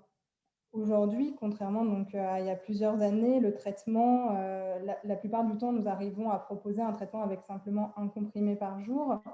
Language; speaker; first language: French; native; French